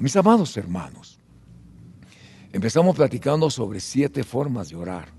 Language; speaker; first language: Spanish; native; Spanish